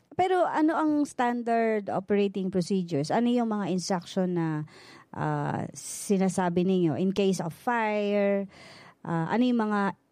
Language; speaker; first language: Filipino; native; Filipino